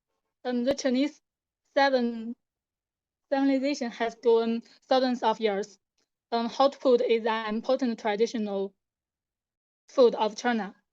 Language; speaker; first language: English; non-native, learner; Chinese